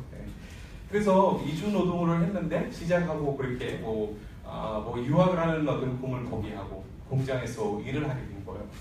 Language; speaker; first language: Korean; non-native, fluent; Bangla